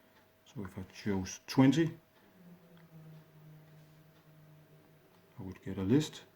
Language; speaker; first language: English; non-native, fluent; Danish